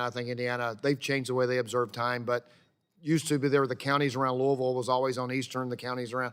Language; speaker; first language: English; native; English